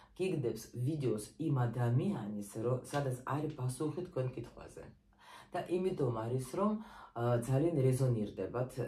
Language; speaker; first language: Georgian; non-native, local second language; Russian